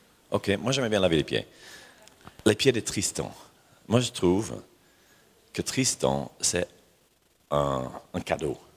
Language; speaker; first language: French; non-native, fluent; English